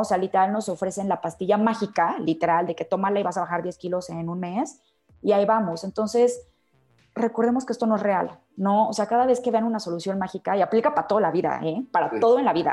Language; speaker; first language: Spanish; native; Spanish